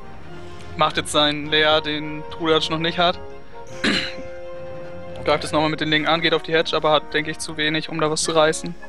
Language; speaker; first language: German; native; German